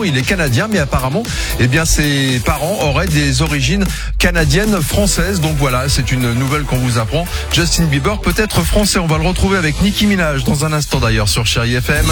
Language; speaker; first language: French; native; French